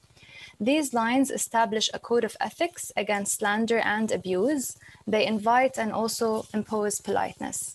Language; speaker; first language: English; non-native, fluent; Arabic